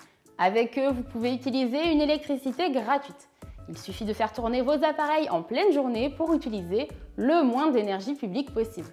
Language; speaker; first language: French; native; French